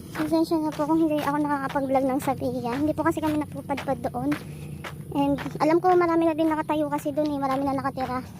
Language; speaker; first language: Filipino; native; Filipino